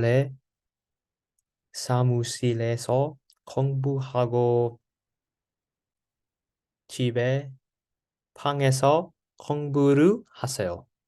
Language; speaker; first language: Korean; non-native, learner; English